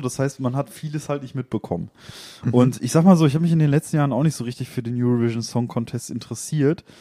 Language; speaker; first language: German; native; German